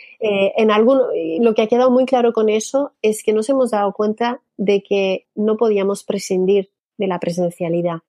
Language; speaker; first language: Spanish; non-native, fluent; French